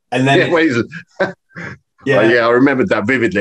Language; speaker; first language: English; native; English